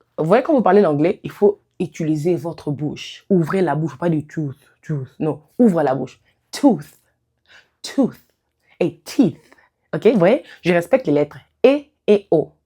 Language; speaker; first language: French; non-native, local second language; Lingala